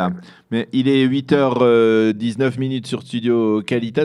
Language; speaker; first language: French; native; French